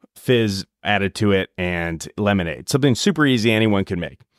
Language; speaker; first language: English; native; English